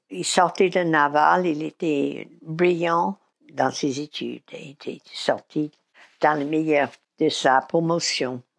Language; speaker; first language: French; non-native, fluent; English